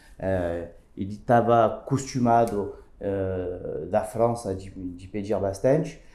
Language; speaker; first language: Portuguese; non-native, fluent; French